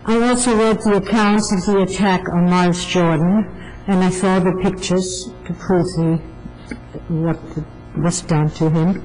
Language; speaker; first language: English; non-native, fluent; German